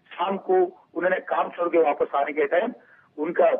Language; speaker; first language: Hindi; native; Hindi